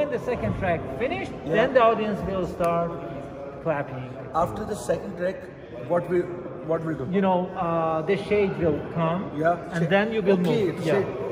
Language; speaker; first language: English; non-native, learner; Urdu